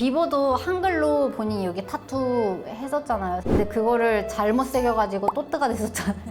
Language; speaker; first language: Korean; non-native, fluent; Kazakh